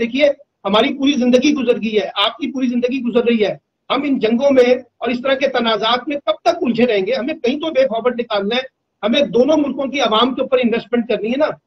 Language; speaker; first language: Urdu; native; Urdu